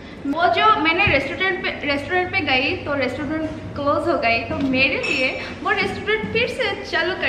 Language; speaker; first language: Hindi; non-native, learner; Bangla